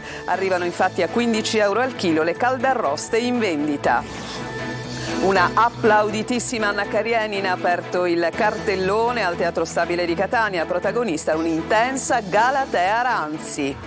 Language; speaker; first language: Italian; native; Italian